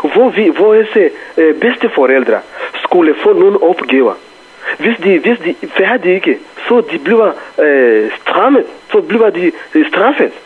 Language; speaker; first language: Danish; non-native, fluent; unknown